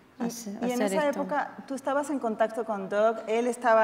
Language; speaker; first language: Spanish; native; Spanish